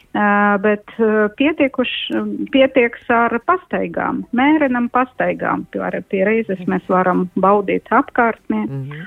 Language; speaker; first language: Latvian; non-native, local second language; Russian